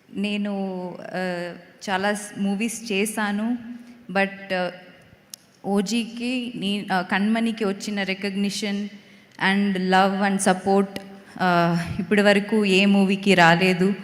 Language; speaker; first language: Telugu; non-native, local second language; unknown